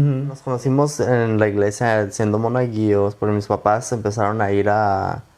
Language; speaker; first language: Spanish; early bilingual, other home language; English